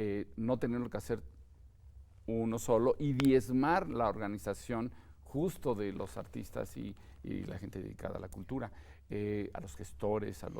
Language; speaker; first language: Spanish; native; Spanish